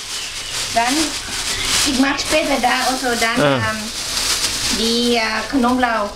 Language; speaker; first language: German; non-native, learner; Thai